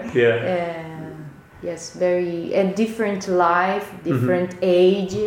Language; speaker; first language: English; non-native, learner; Italian